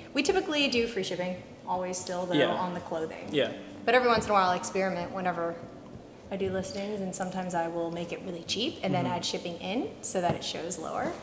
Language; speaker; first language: English; native; English